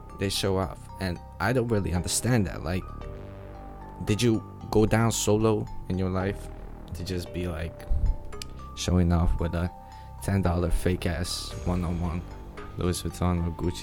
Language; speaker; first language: English; non-native, fluent; Dutch